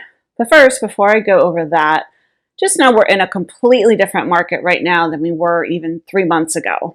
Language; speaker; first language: English; native; English